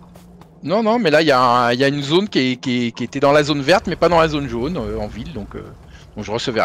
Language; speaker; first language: French; native; French